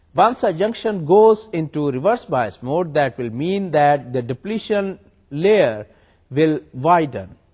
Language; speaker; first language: English; non-native, local second language; Urdu